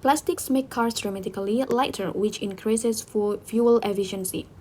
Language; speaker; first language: English; non-native, fluent; Indonesian